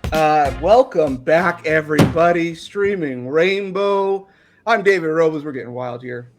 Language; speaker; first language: English; native; English